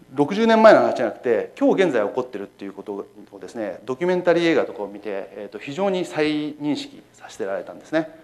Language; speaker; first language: Japanese; native; Japanese